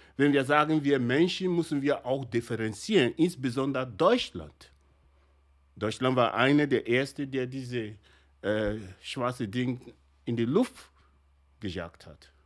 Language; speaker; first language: German; non-native, fluent; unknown